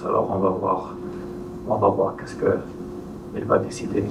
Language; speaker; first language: French; non-native, fluent; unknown